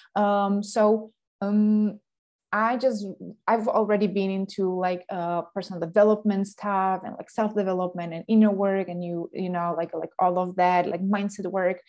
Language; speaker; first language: English; non-native, fluent; Slovak